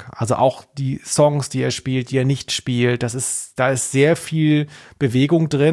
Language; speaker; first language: German; native; German